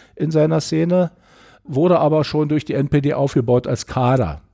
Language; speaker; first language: German; native; German